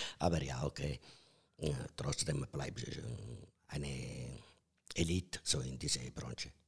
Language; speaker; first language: German; non-native, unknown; Italian